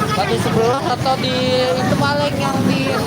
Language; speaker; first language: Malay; non-native, local second language; Achinese